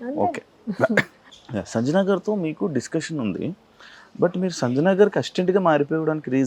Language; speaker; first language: Telugu; native; Telugu